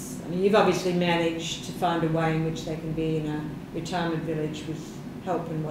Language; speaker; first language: English; native; English